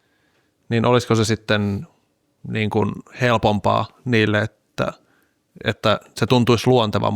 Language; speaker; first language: Finnish; native; Finnish